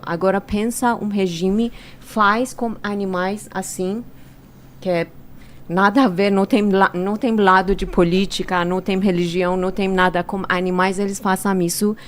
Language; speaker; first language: Portuguese; non-native, fluent; Persian